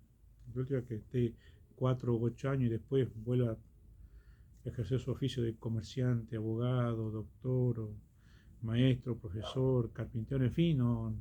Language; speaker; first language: Spanish; native; Spanish